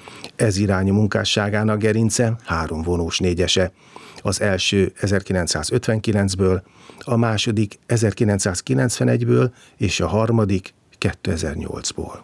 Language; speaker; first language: Hungarian; native; Hungarian